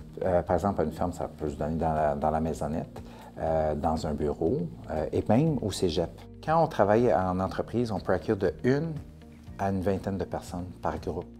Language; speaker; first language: French; native; French